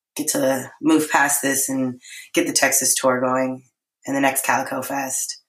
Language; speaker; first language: English; native; English